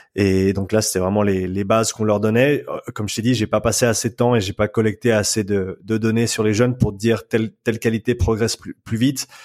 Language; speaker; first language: French; native; French